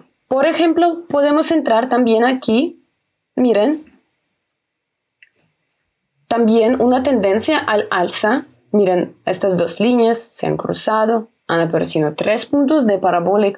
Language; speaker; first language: Spanish; non-native, fluent; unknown